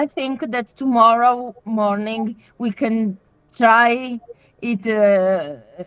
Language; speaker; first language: English; non-native, learner; Italian